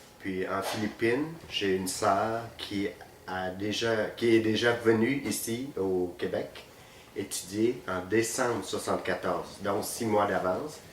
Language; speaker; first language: French; non-native, fluent; Vietnamese